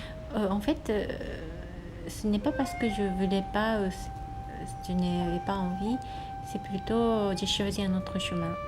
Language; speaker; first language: French; non-native, fluent; Japanese